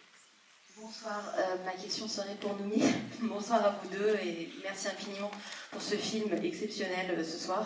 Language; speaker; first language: French; native; French